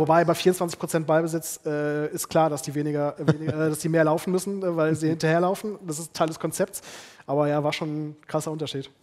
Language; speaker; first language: German; native; German